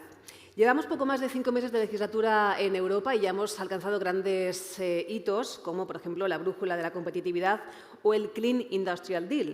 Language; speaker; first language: Spanish; native; Spanish